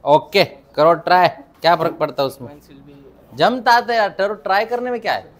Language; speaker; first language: Hindi; non-native, local second language; Marathi